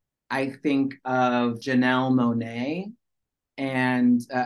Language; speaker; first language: English; early bilingual, other home language; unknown